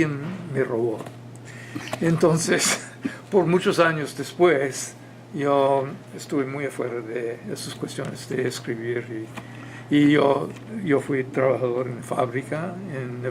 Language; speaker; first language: Spanish; non-native, fluent; English